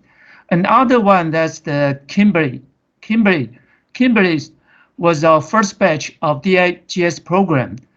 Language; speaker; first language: English; non-native, fluent; Chinese